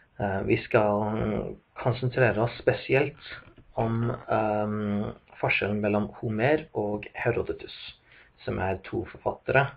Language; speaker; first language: Norwegian; non-native, fluent; English